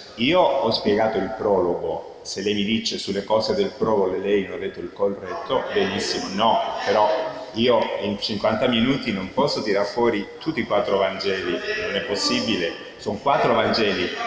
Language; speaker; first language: Italian; non-native, fluent; Spanish